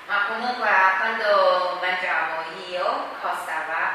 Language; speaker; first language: Italian; non-native, fluent; Chinese